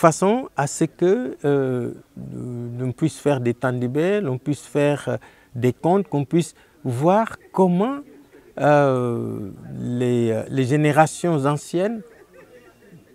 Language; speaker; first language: French; non-native, local second language; Wolof